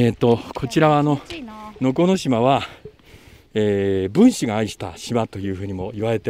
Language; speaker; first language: Japanese; native; Japanese